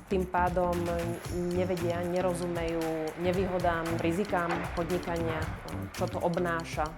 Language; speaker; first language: Slovak; native; Slovak